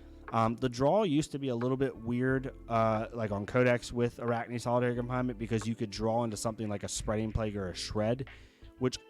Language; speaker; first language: English; native; English